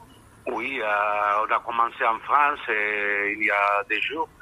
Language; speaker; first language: French; non-native, learner; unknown